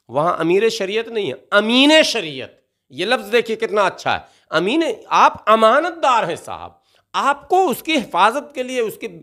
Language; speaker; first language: Hindi; native; Hindi